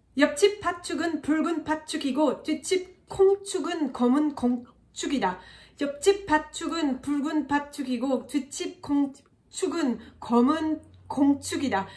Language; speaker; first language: Korean; non-native, fluent; French